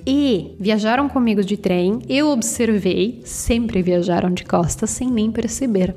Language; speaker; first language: Portuguese; non-native, fluent; Italian